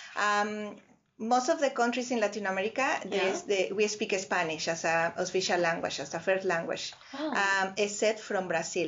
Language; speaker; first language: English; non-native, fluent; Spanish